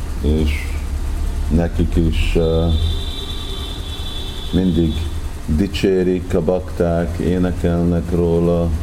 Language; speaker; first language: Hungarian; early bilingual, heritage; Hungarian